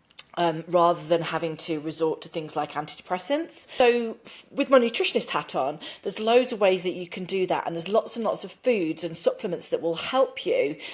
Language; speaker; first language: English; native; English